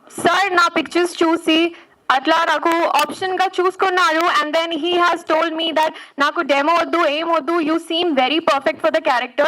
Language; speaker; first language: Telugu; non-native, learner; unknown